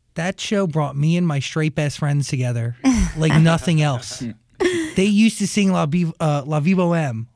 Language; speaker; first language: English; native; English